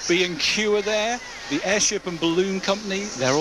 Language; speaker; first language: English; native; English